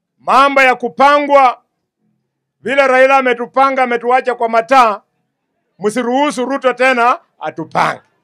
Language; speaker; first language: Swahili; non-native, local second language; Luyia